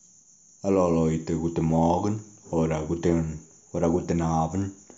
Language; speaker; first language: German; non-native, learner; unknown